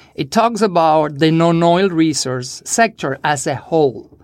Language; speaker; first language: English; non-native, fluent; Spanish